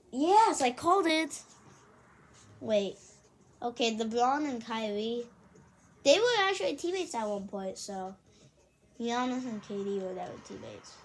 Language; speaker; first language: English; native; English